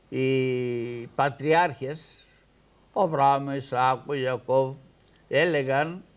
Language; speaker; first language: Greek; native; Greek